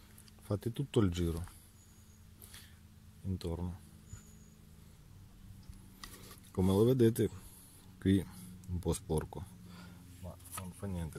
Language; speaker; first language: Italian; non-native, fluent; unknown